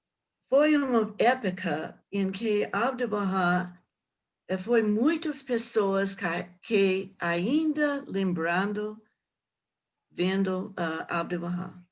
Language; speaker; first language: Portuguese; non-native, learner; English